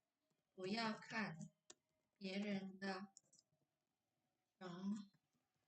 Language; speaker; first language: Chinese; non-native, fluent; Indonesian